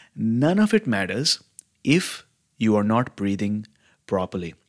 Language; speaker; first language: English; non-native, local second language; Hindi